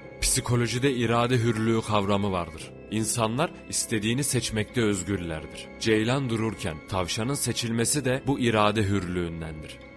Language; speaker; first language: Turkish; native; Turkish